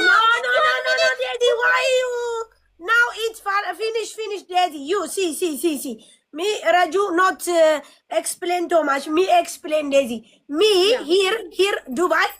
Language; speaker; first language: English; non-native, learner; Amharic